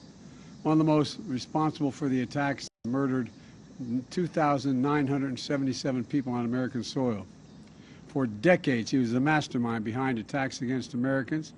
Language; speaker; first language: English; native; English